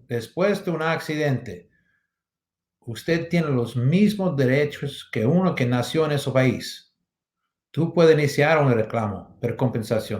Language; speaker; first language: Spanish; non-native, learner; English